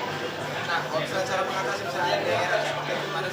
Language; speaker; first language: Indonesian; native; Indonesian